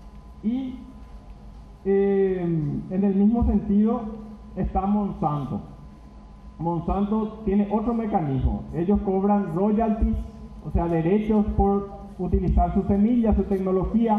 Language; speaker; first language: Spanish; native; Spanish